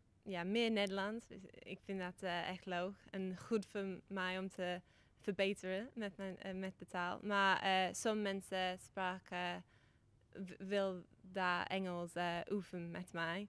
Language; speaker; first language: Dutch; non-native, learner; English